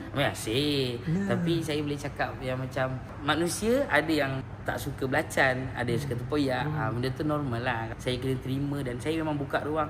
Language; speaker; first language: Malay; native; Malay